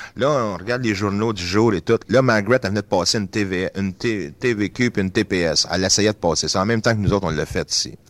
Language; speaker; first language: French; native; French